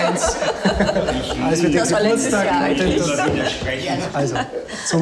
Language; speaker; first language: German; native; German